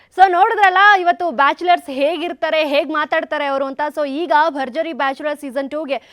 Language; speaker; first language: Kannada; native; Kannada